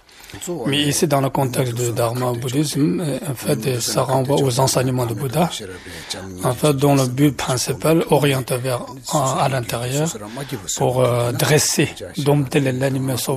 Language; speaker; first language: French; non-native, fluent; Tibetan